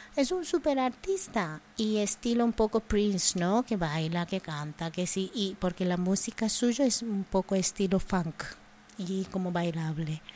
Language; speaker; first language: Spanish; non-native, fluent; Japanese